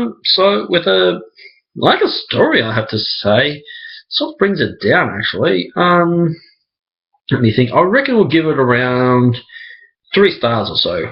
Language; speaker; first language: English; native; English